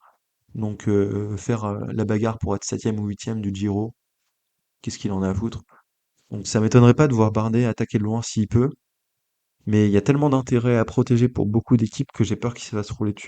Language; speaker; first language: French; native; French